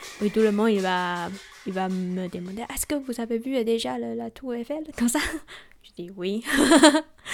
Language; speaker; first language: French; non-native, learner; Chinese